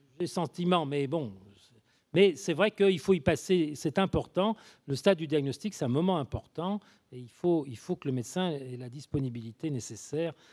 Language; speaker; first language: French; native; French